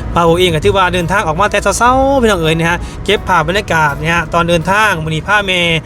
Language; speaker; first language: Thai; non-native, fluent; Lao